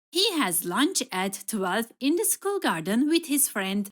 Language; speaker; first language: English; non-native, fluent; Turkish